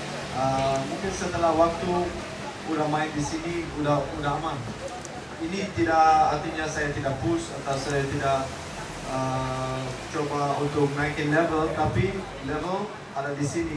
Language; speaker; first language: Indonesian; non-native, fluent; Dutch